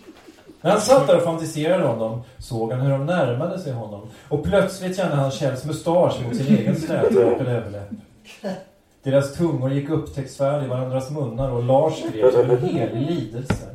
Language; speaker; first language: Swedish; native; Swedish